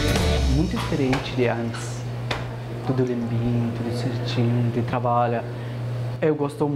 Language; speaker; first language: Portuguese; non-native, learner; Arabic